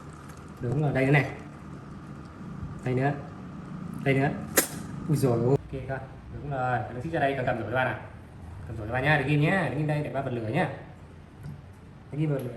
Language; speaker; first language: Vietnamese; native; Vietnamese